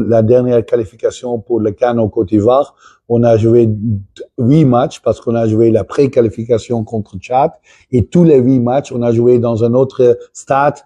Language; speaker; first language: French; non-native, fluent; Dutch